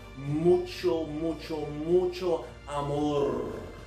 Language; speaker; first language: Spanish; non-native, learner; English